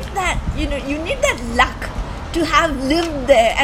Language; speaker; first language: English; non-native, local second language; Malayalam